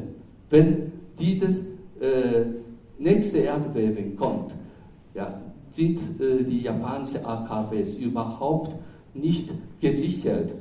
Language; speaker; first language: German; non-native, fluent; Japanese